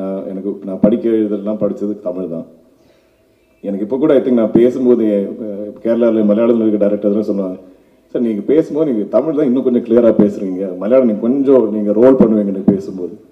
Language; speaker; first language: Tamil; non-native, local second language; Malayalam